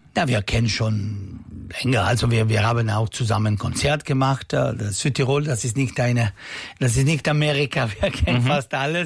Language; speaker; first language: German; non-native, local second language; Italian